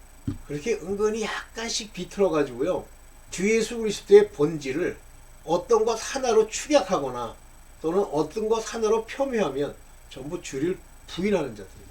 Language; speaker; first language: Korean; native; Korean